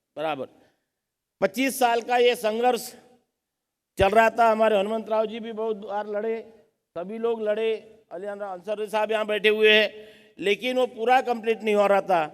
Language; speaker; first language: Hindi; non-native, local second language; Marathi